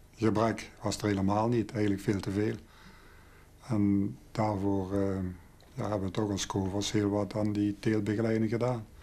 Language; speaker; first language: Dutch; native; Dutch